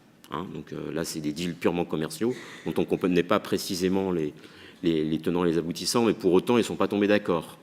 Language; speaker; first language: French; native; French